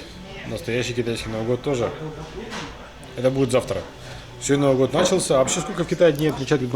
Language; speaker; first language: Russian; native; Russian